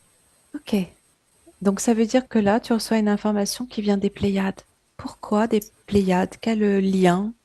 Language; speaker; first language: French; native; French